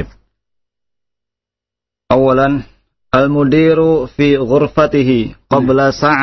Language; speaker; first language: Arabic; non-native, learner; Indonesian